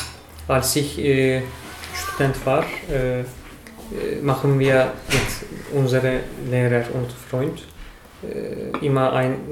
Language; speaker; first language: German; non-native, learner; Turkish